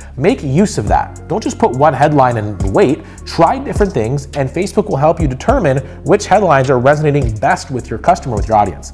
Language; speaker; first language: English; native; English